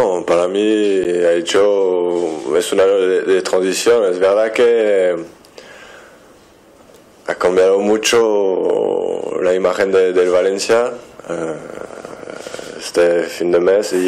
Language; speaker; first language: Spanish; non-native, fluent; French